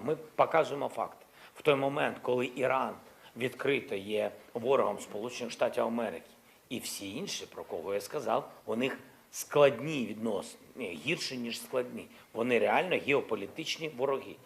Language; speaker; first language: Ukrainian; non-native, local second language; Russian